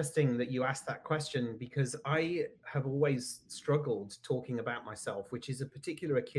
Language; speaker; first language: English; native; English